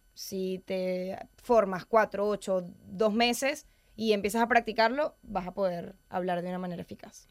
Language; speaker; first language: Spanish; native; Spanish